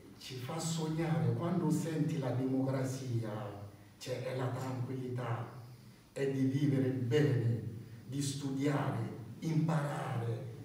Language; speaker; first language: Italian; non-native, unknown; Bambara